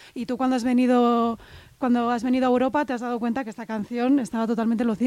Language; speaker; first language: Spanish; native; Spanish